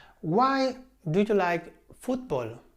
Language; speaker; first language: English; non-native, fluent; Spanish